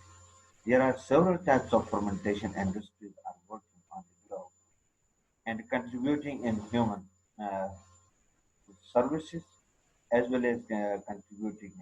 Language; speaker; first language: English; non-native, local second language; Urdu